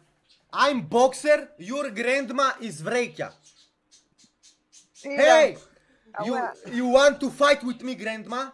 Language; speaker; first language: English; non-native, learner; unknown